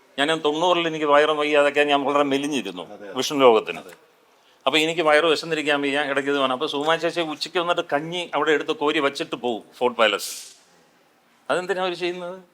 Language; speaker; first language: Malayalam; native; Malayalam